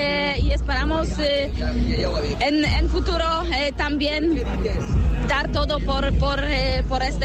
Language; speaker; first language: Spanish; non-native, learner; Polish